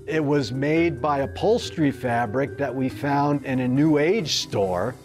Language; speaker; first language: English; native; English